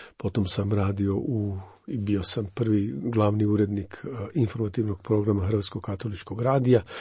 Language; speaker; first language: Croatian; native; Croatian